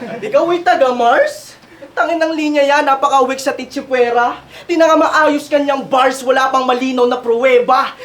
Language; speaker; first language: Filipino; native; Filipino